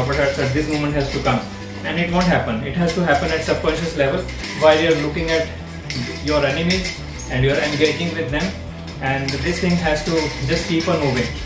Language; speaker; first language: English; non-native, local second language; Hindi